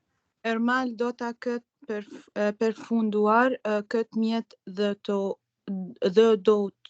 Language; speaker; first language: Albanian; non-native, learner; Arabic